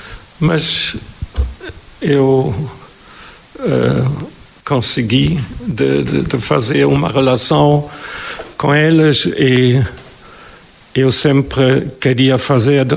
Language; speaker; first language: Portuguese; non-native, fluent; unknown